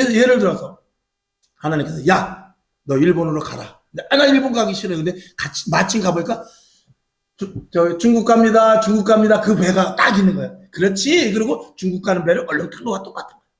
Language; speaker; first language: Korean; native; Korean